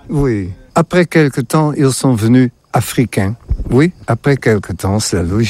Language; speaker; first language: French; non-native, fluent; Dutch